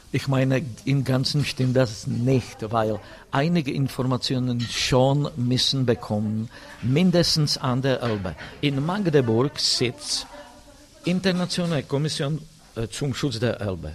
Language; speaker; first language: German; non-native, fluent; Czech